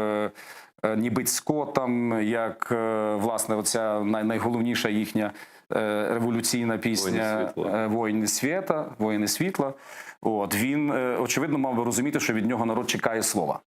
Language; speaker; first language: Ukrainian; native; Ukrainian